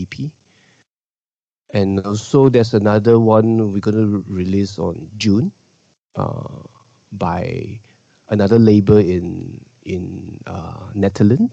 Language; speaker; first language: English; non-native, local second language; Cantonese